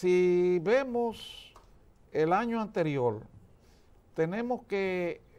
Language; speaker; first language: Spanish; native; Spanish